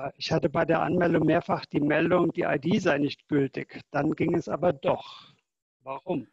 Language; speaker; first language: German; native; German